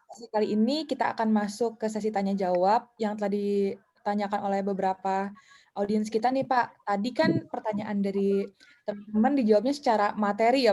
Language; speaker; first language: Indonesian; native; Indonesian